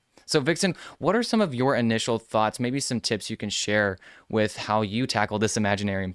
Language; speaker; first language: English; native; English